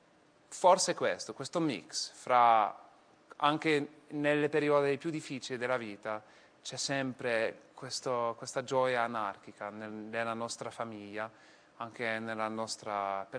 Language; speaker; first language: Italian; non-native, fluent; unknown